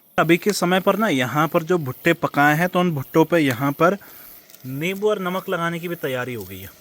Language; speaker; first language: Hindi; native; Hindi